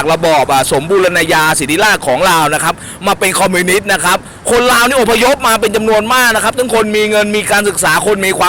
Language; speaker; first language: Thai; native; Thai